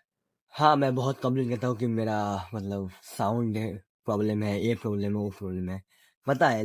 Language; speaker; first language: Hindi; non-native, local second language; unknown